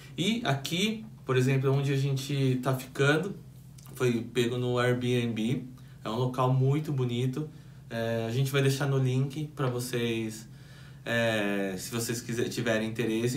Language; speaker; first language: Portuguese; native; Portuguese